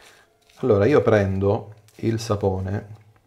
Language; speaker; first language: Italian; native; Italian